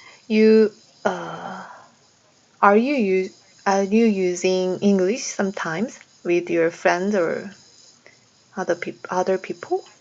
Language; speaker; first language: English; non-native, learner; Korean